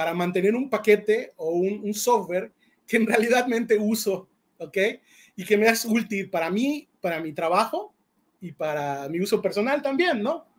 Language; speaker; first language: Spanish; native; Spanish